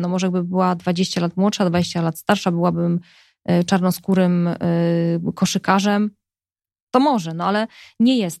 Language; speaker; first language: Polish; native; Polish